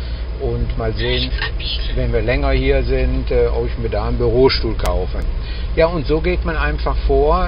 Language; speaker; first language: German; native; German